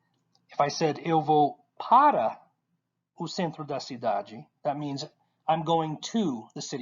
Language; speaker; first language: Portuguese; non-native, fluent; English